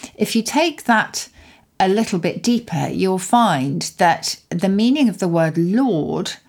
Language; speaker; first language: English; native; English